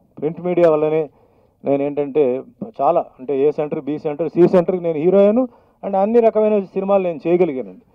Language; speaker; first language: Telugu; non-native, local second language; Tamil